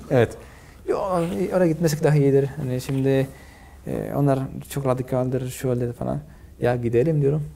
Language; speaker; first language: Turkish; non-native, fluent; Spanish